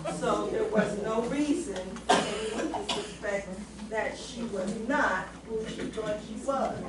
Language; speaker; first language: English; native; English